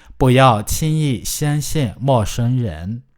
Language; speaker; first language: Chinese; non-native, fluent; Burmese